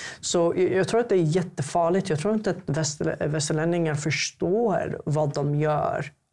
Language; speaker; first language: Swedish; non-native, fluent; Arabic